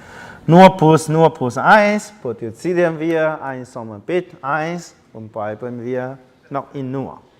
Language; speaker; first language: German; non-native, learner; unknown